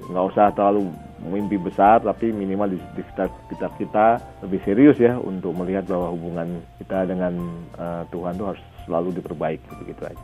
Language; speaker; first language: Indonesian; native; Indonesian